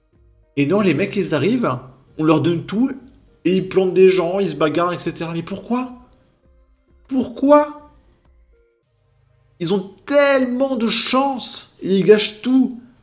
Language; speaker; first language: French; native; French